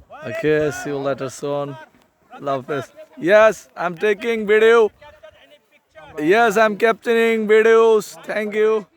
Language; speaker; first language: English; non-native, local second language; Bangla